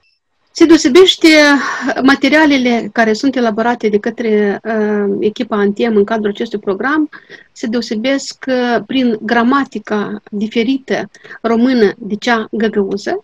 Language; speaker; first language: Romanian; non-native, local second language; Gagauz